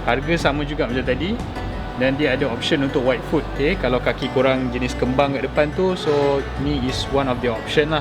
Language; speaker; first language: Malay; native; Malay